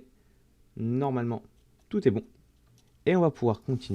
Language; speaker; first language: French; native; French